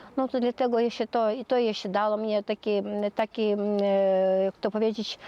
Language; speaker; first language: Polish; early bilingual, heritage; Polish